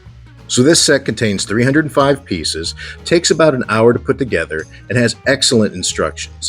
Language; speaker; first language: English; native; English